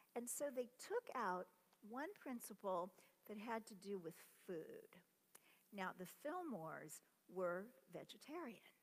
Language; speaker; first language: English; native; English